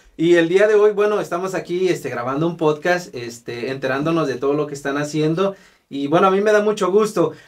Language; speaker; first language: Spanish; native; Spanish